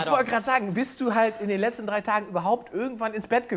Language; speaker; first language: German; native; German